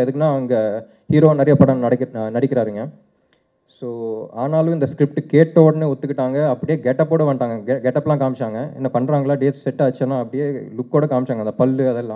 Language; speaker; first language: Tamil; non-native, local second language; Telugu